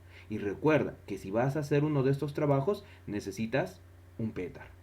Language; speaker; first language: Spanish; native; Spanish